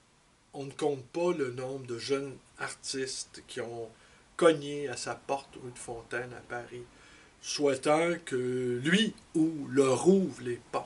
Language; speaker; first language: French; native; French